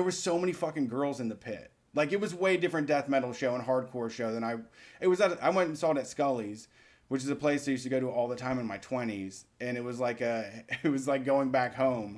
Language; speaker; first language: English; native; English